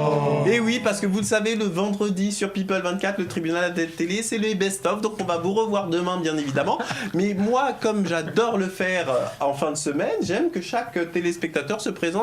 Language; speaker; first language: French; native; French